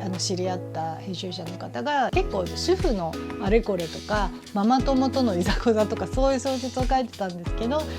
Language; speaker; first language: Japanese; native; Japanese